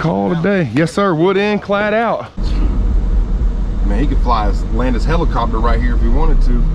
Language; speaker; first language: English; native; English